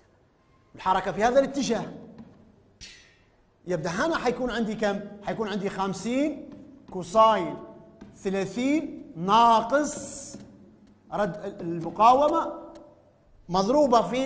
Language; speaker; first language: Arabic; native; Arabic